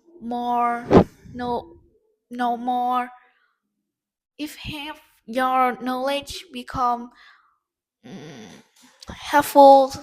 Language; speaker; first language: English; non-native, learner; Vietnamese